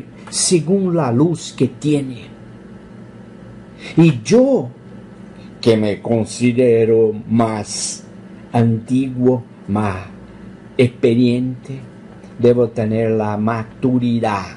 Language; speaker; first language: Spanish; non-native, fluent; Portuguese